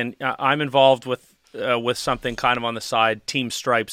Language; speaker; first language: English; native; English